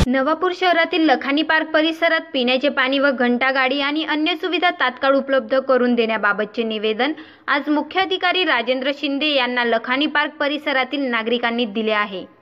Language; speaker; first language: Marathi; native; Marathi